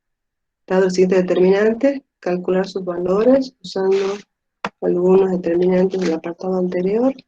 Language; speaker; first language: Spanish; native; Spanish